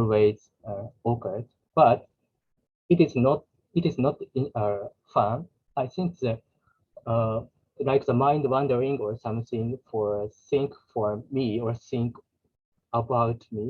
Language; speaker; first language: English; non-native, learner; Japanese